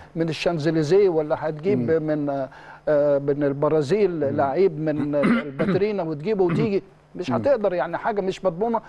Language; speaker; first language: Egyptian Arabic; native; Egyptian Arabic